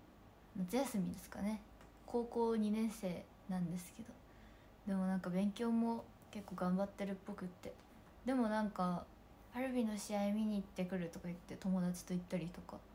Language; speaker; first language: Japanese; native; Japanese